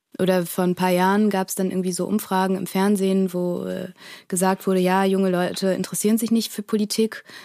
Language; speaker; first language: German; early bilingual, other home language; Portuguese